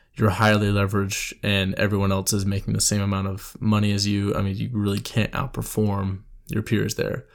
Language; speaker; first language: English; native; English